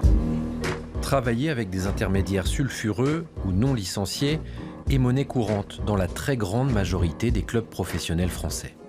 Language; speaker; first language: French; native; French